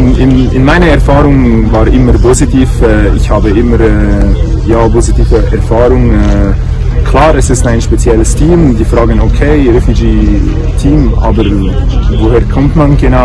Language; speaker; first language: German; non-native, fluent; Arabic